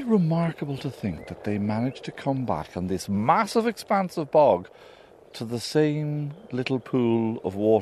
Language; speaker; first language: English; native; English